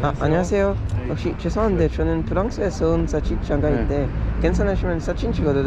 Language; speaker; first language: Korean; non-native, learner; French